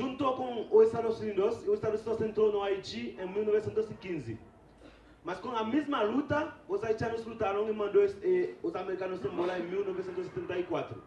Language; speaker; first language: Portuguese; non-native, fluent; Haitian Creole